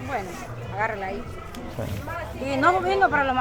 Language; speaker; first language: Spanish; native; Spanish